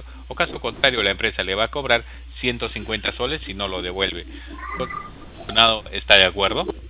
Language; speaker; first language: Spanish; native; Spanish